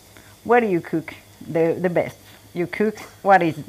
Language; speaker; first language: English; non-native, learner; French